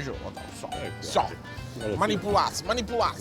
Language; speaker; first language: Russian; non-native, fluent; Italian